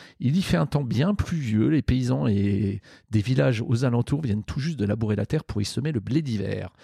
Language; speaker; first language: French; native; French